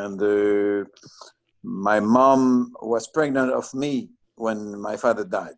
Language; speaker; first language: English; non-native, fluent; French